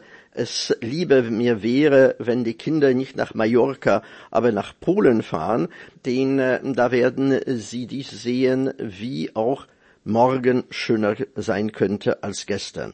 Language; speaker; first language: German; non-native, fluent; Polish